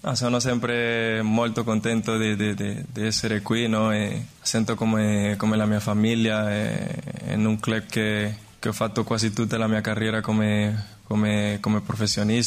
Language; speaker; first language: Italian; non-native, fluent; Spanish